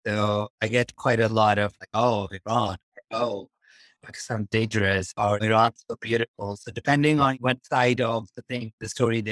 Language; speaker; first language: English; non-native, local second language; Urdu